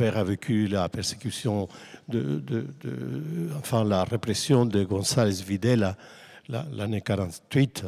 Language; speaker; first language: French; non-native, fluent; Spanish